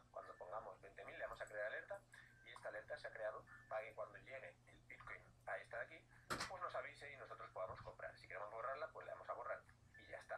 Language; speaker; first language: Spanish; native; Spanish